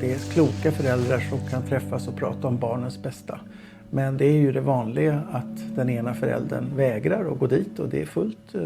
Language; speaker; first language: Swedish; non-native, fluent; Arabic